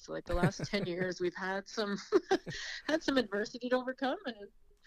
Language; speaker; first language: English; native; English